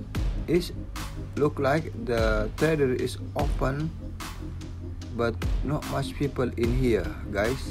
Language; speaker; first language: English; non-native, learner; Indonesian